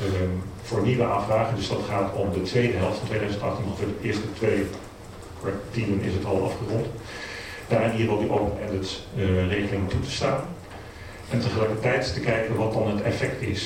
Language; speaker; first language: Dutch; native; Dutch